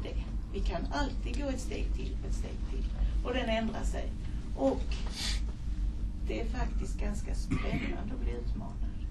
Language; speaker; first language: Swedish; native; Swedish